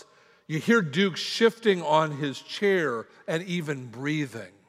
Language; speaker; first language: English; native; English